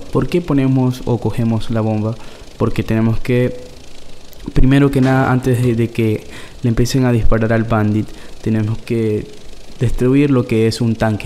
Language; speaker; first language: Spanish; native; Spanish